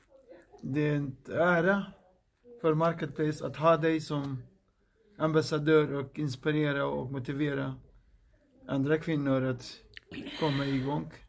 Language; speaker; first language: Swedish; non-native, fluent; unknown